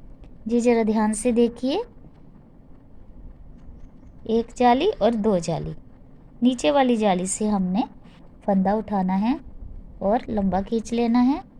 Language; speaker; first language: Hindi; non-native, local second language; Punjabi